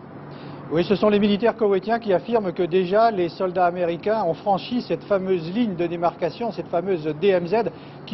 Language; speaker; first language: French; native; French